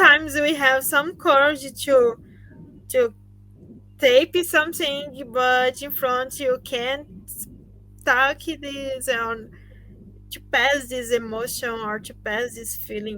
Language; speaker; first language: English; non-native, learner; Portuguese